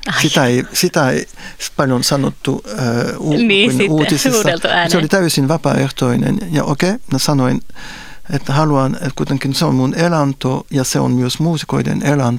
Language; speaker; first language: Finnish; non-native, fluent; French